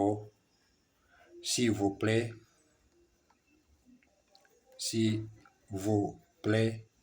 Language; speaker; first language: French; non-native, learner; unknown